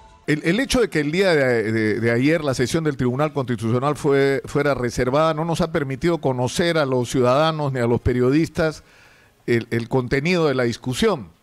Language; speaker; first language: Spanish; native; Spanish